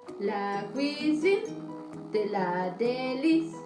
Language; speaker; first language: French; non-native, learner; Spanish